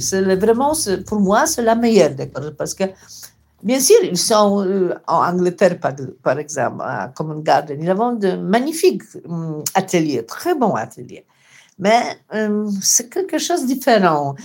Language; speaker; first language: French; non-native, learner; Polish